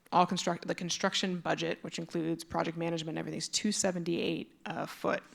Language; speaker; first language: English; native; English